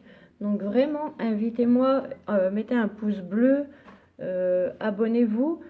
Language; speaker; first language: French; native; French